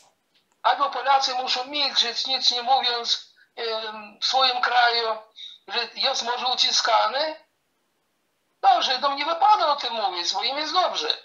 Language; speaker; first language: Polish; early bilingual, heritage; Polish